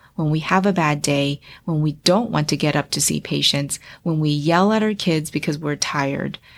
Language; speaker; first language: English; early bilingual, other home language; Chinese